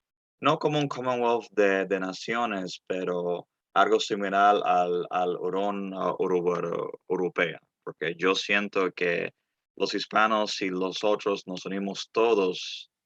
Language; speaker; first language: Spanish; early bilingual, heritage; Spanish